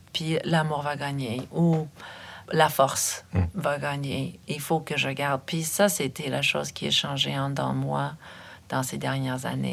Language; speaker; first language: French; early bilingual, other home language; English